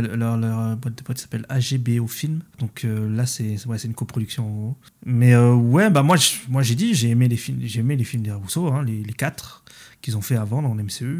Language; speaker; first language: French; native; French